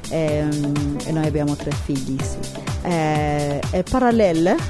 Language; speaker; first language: Italian; non-native, learner; Hebrew